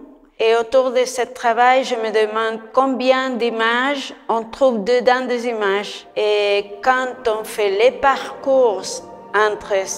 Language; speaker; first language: French; non-native, fluent; Spanish